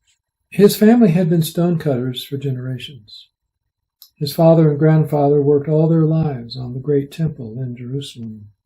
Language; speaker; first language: English; native; English